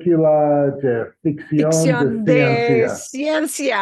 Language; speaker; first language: Spanish; non-native, learner; English